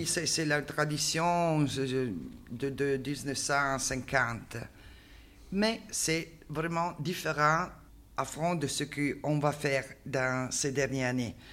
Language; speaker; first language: French; non-native, learner; Italian